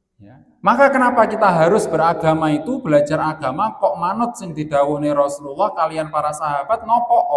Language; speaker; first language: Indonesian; non-native, local second language; Javanese